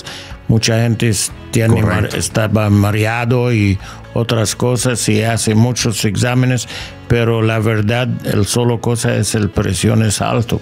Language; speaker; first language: Spanish; non-native, learner; English